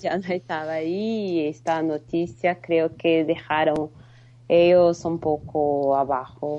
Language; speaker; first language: Spanish; non-native, fluent; Portuguese